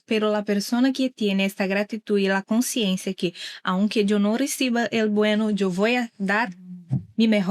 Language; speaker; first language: Spanish; non-native, learner; Portuguese